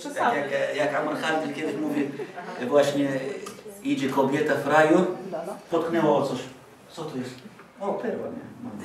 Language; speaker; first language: Polish; non-native, fluent; Arabic